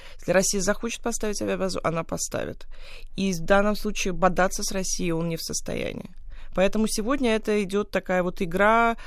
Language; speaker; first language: Russian; native; Russian